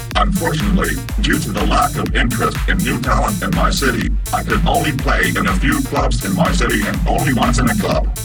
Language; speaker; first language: English; non-native, fluent; Italian